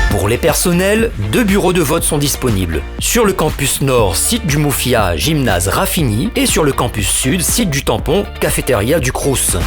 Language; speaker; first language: French; native; French